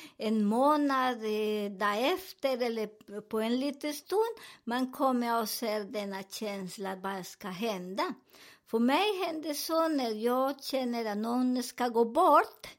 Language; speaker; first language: Swedish; non-native, learner; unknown